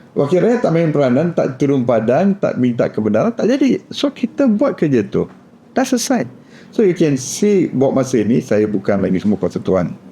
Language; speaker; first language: Malay; non-native, local second language; Tamil